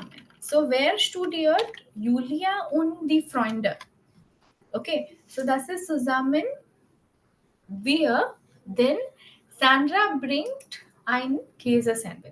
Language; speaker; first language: German; non-native, fluent; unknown